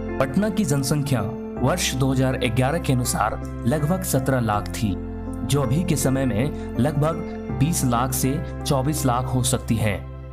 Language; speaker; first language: Hindi; native; Hindi